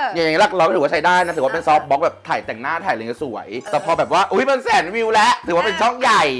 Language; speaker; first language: Thai; native; Thai